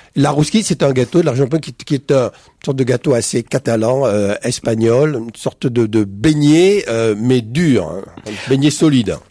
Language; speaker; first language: French; native; French